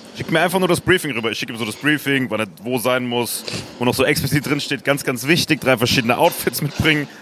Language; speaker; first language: German; native; German